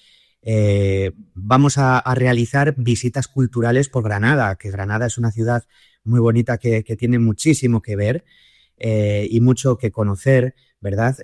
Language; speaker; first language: Spanish; native; Spanish